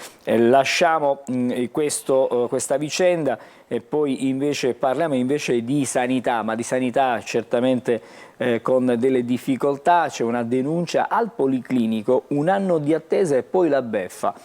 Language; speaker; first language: Italian; native; Italian